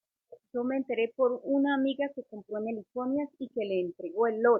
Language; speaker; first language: Spanish; native; Spanish